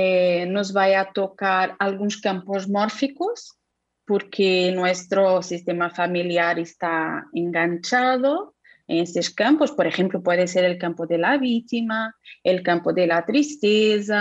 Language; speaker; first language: Spanish; non-native, fluent; Portuguese